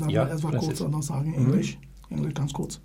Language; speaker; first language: German; non-native, learner; English